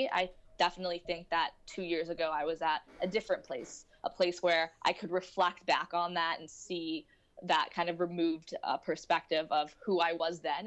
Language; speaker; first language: English; native; English